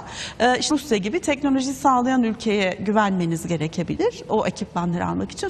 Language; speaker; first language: Turkish; native; Turkish